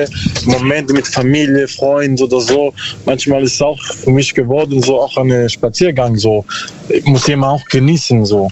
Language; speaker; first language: German; non-native, learner; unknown